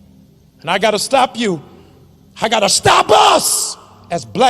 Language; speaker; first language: English; native; English